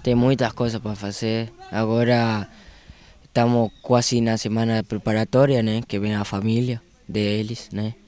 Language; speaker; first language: Portuguese; non-native, learner; Spanish